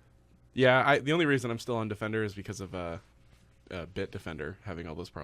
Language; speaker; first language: English; native; English